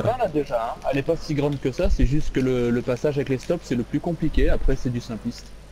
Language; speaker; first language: French; native; French